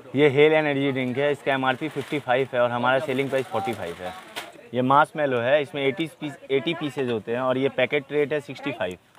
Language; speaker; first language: Hindi; native; Hindi